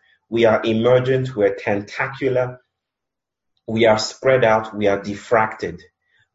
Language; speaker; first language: English; non-native, local second language; Yoruba